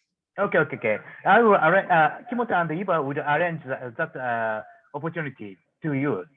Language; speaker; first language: English; non-native, learner; Japanese